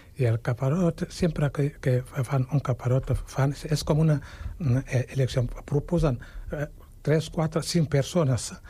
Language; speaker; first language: Catalan; non-native, fluent; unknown